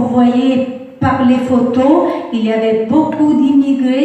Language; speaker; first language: French; non-native, fluent; Italian